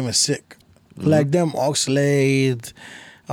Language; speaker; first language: English; native; English